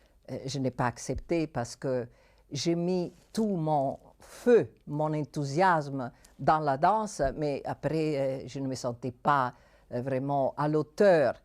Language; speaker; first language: French; non-native, fluent; Italian